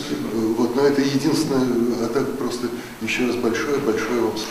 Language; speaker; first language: Russian; native; Russian